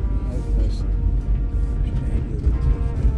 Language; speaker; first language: German; native; German